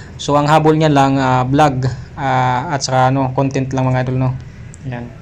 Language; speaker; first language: Filipino; non-native, local second language; Bikol